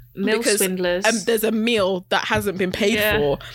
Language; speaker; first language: English; native; English